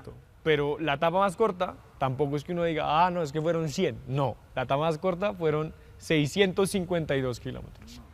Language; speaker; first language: Spanish; native; Spanish